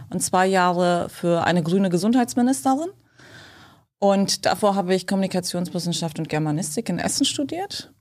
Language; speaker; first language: German; early bilingual, other home language; Turkish